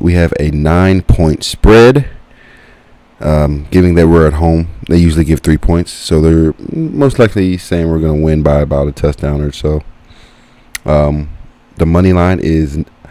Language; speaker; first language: English; native; English